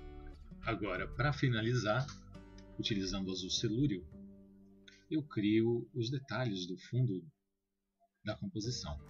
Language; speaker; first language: Portuguese; native; Portuguese